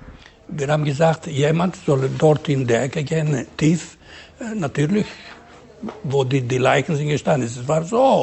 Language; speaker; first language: German; non-native, learner; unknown